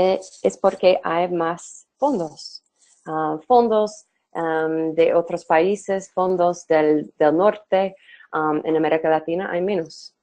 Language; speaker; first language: Spanish; non-native, fluent; English